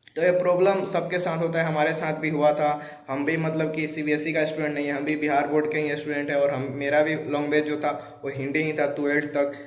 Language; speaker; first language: Hindi; native; Hindi